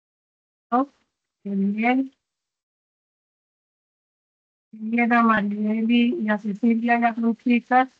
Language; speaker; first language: Spanish; native; Spanish